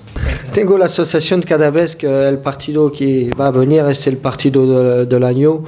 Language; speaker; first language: Spanish; non-native, fluent; French